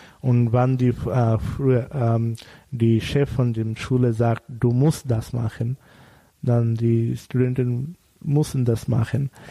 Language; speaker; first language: German; non-native, learner; Bangla